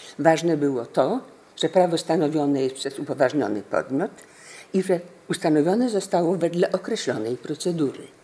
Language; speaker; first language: Polish; native; Polish